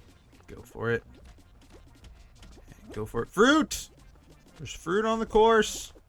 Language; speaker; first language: English; native; English